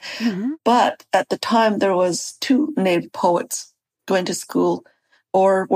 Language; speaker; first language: English; early bilingual, other home language; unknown